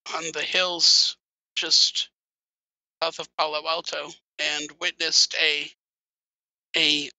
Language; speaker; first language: English; native; English